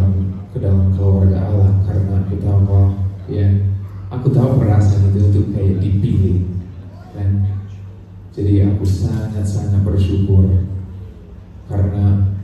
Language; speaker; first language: Indonesian; non-native, fluent; English